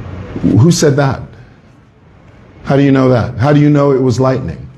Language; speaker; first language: English; non-native, local second language; Bemba